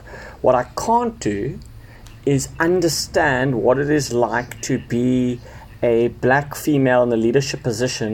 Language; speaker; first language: English; native; English